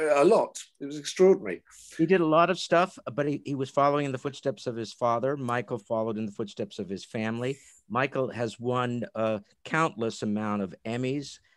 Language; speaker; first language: English; native; English